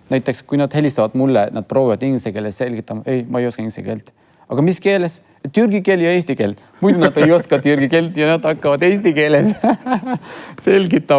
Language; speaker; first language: Estonian; non-native, fluent; Kurdish